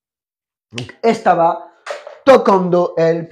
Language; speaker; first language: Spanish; non-native, fluent; French